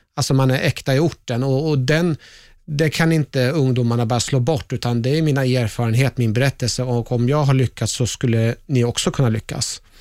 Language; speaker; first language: Swedish; early bilingual, other home language; Persian